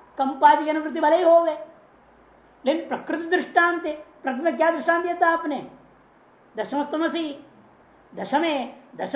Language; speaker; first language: Hindi; native; Hindi